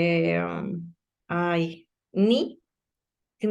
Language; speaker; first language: English; non-native, learner; Spanish